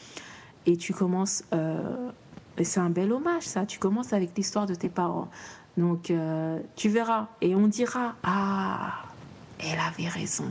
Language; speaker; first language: French; native; French